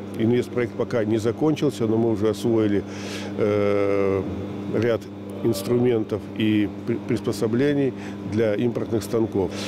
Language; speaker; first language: Russian; non-native, local second language; Belarusian